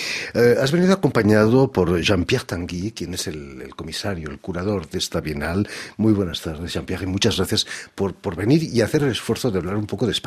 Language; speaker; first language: Spanish; native; Spanish